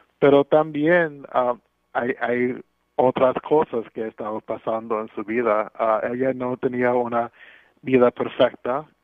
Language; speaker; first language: Spanish; non-native, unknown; English